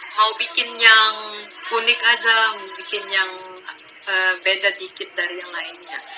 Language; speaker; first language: Indonesian; non-native, fluent; Filipino